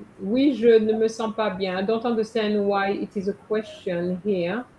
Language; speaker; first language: French; non-native, fluent; English